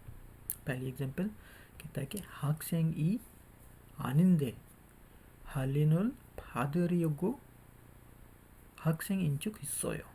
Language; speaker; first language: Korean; non-native, fluent; Urdu